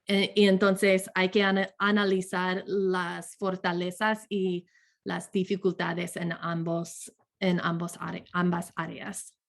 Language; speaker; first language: Spanish; non-native, fluent; English